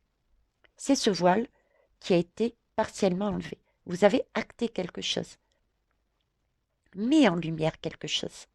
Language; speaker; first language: French; native; French